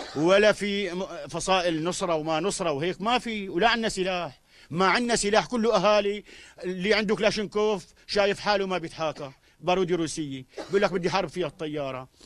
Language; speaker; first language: Arabic; native; Arabic